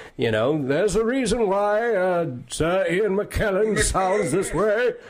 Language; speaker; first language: English; native; English